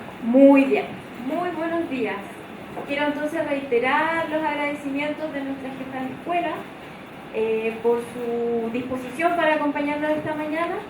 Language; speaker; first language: Spanish; native; Spanish